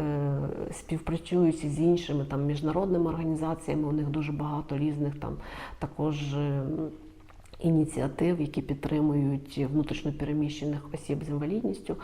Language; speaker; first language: Ukrainian; native; Ukrainian